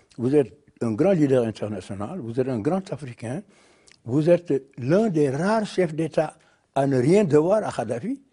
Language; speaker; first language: French; non-native, local second language; Wolof